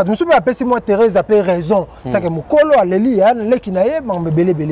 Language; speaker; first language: French; non-native, local second language; Lingala